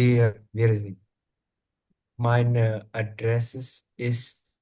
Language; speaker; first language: German; non-native, learner; Indonesian